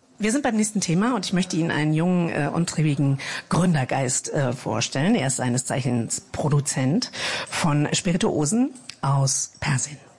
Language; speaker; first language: German; native; German